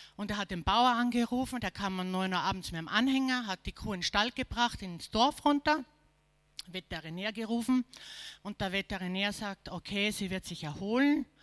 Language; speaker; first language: German; native; German